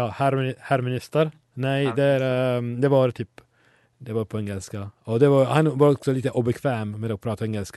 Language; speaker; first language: Swedish; non-native, fluent; Italian